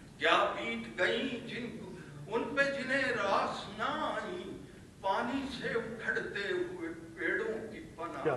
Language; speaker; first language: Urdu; non-native, local second language; Punjabi